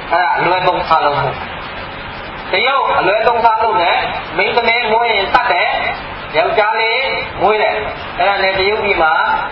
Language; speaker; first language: Burmese; non-native, local second language; Hakha Chin